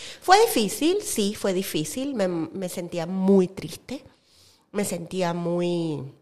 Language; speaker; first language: Spanish; native; Spanish